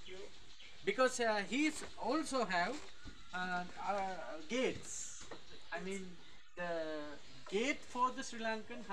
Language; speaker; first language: English; non-native, fluent; Sinhala